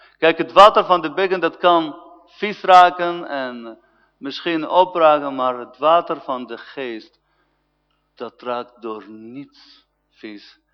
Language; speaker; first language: Dutch; non-native, fluent; Arabic